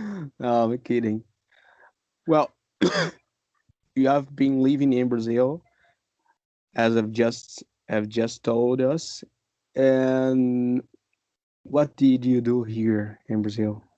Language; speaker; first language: English; non-native, fluent; Portuguese